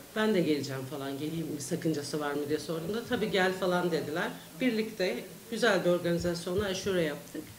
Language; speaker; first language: Turkish; native; Turkish